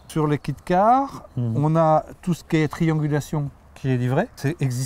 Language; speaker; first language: French; native; French